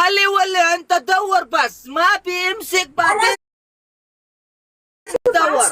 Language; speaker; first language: Arabic; non-native, learner; Pashto